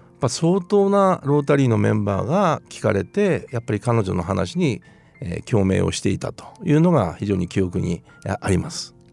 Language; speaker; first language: Japanese; native; Japanese